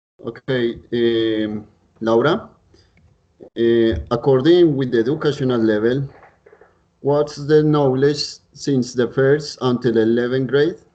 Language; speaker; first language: English; non-native, learner; Spanish